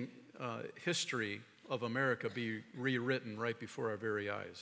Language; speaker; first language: English; native; English